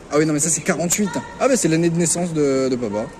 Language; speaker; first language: French; native; French